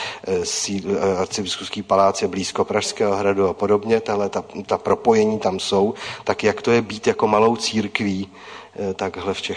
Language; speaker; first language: Czech; native; Czech